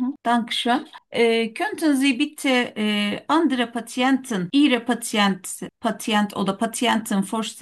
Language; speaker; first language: German; non-native, learner; Turkish